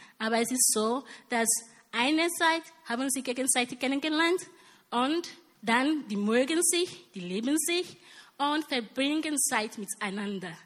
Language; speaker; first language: German; non-native, learner; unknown